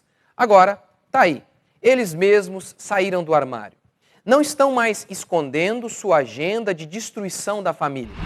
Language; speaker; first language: Portuguese; native; Portuguese